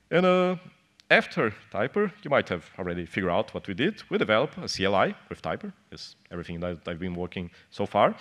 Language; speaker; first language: English; non-native, fluent; Portuguese